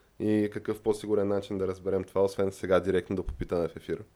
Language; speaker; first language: Bulgarian; native; Bulgarian